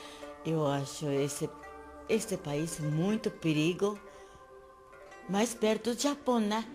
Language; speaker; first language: Portuguese; non-native, learner; Japanese